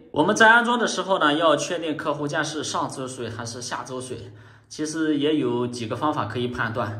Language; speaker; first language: Chinese; native; Chinese